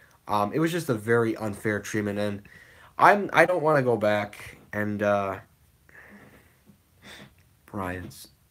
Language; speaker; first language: English; native; English